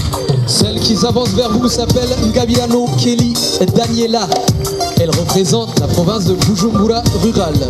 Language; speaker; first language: French; non-native, local second language; Rundi